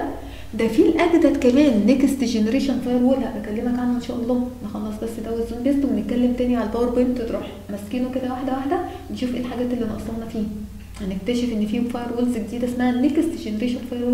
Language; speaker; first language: Arabic; native; Arabic